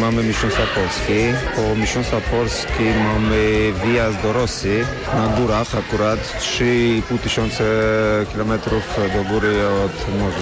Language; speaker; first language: Polish; non-native, learner; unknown